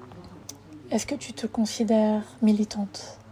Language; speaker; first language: French; native; French